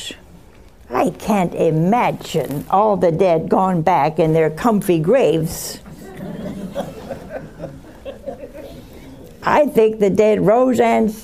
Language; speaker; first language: English; native; English